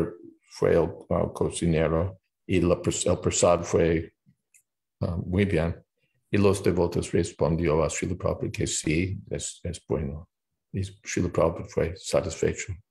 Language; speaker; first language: Spanish; non-native, fluent; English